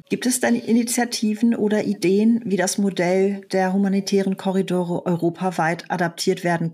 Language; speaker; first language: German; native; German